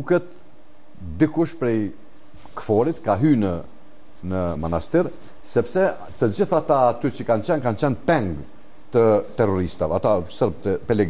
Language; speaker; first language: Albanian; native; Albanian